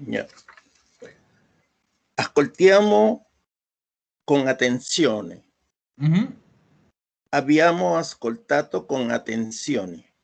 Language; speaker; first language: Italian; non-native, learner; Spanish